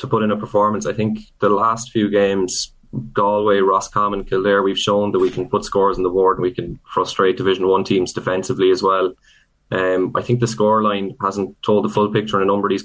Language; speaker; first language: English; native; English